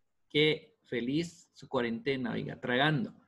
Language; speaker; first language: Spanish; native; Spanish